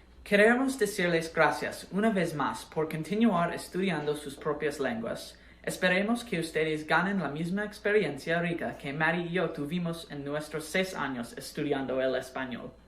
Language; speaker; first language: Spanish; non-native, fluent; English